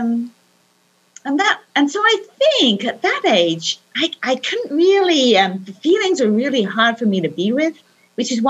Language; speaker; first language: English; native; English